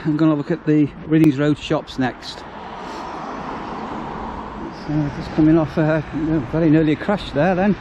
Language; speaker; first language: English; native; English